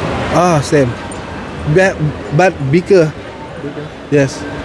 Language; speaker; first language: English; non-native, learner; Thai